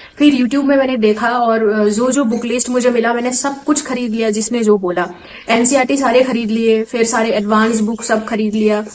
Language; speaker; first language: Hindi; non-native, local second language; Assamese